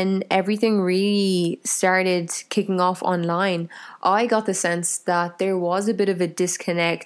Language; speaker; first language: English; native; English